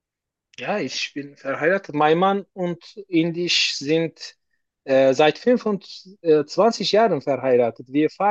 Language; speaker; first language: German; non-native, learner; Turkish